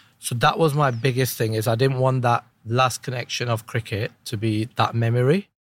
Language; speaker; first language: English; early bilingual, other home language; Urdu